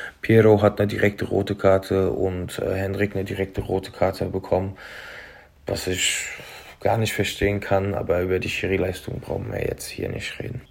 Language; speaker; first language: German; early bilingual, other home language; Turkish